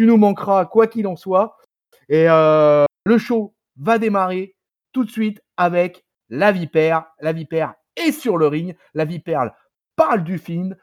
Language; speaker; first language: French; native; French